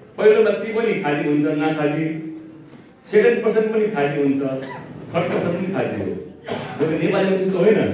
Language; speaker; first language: Nepali; non-native, local second language; Eastern Tamang